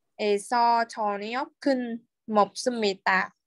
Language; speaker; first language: Korean; non-native, learner; Vietnamese